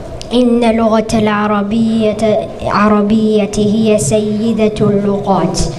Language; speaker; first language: Arabic; non-native, learner; Somali